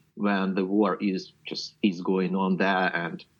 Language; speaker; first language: English; non-native, fluent; Ukrainian